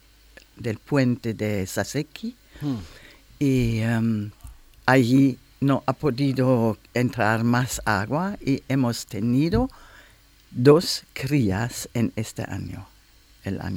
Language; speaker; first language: Spanish; non-native, learner; German